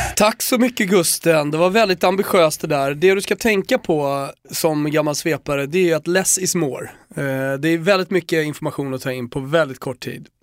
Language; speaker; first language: Swedish; native; Swedish